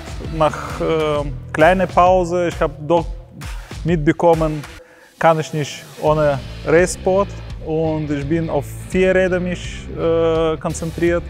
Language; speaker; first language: German; non-native, learner; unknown